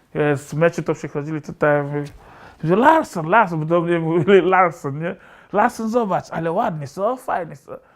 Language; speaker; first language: Polish; non-native, fluent; Igbo